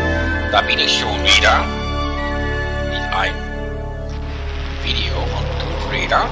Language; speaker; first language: German; non-native, learner; Dutch